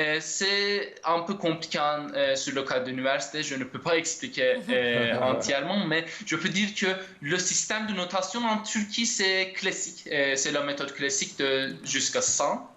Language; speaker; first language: French; non-native, fluent; Turkish